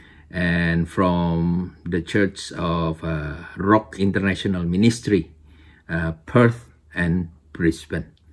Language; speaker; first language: English; non-native, fluent; Indonesian